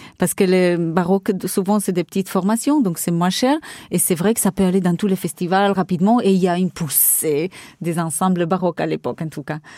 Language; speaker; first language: French; non-native, fluent; Portuguese